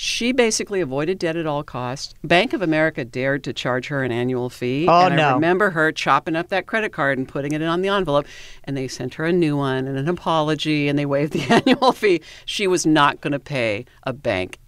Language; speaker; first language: English; native; English